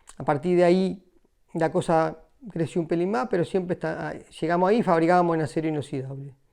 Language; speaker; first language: Spanish; native; Spanish